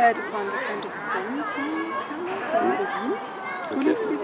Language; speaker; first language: German; native; German